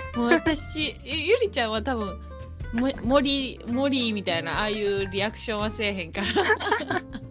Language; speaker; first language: Japanese; native; Japanese